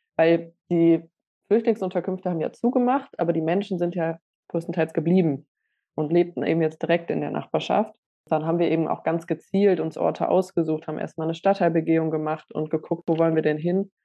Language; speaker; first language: German; native; German